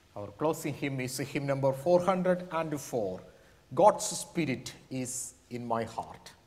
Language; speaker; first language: English; non-native, local second language; Malayalam